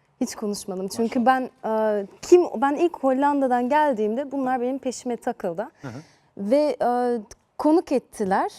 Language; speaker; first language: Turkish; early bilingual, heritage; Turkish